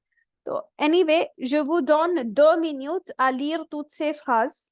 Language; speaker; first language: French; non-native, fluent; Hindi